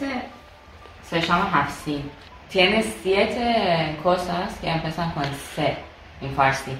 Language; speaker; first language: Spanish; non-native, learner; Persian